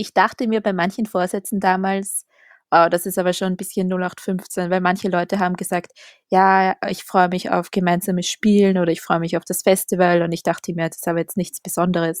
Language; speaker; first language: German; native; German